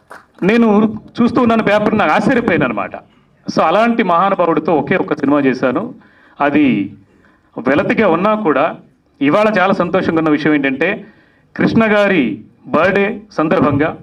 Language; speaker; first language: Telugu; native; Telugu